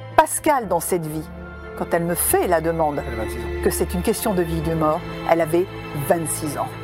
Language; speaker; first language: French; native; French